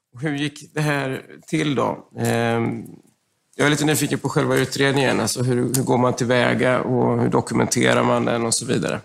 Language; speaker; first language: Swedish; native; Swedish